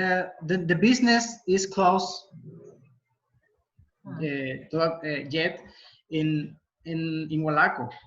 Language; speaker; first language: English; non-native, learner; Spanish